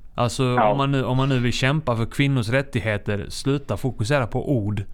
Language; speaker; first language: Swedish; non-native, fluent; Icelandic